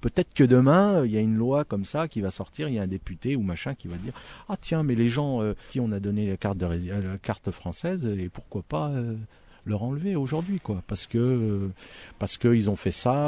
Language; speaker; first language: French; early bilingual, other home language; Arabic